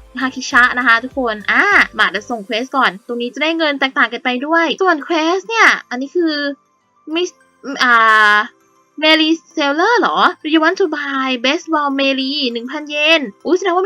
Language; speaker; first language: Thai; native; Thai